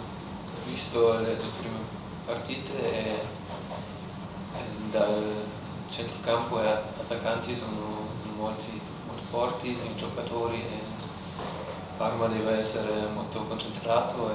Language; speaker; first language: Italian; non-native, learner; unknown